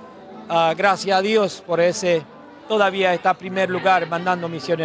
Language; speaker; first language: Spanish; non-native, learner; Romanian